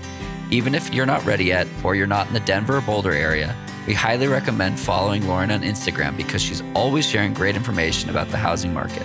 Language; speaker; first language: English; native; English